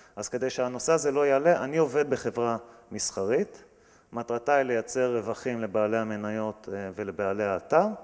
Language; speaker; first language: Hebrew; native; Hebrew